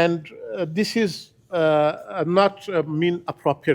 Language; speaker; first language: English; non-native, learner; Persian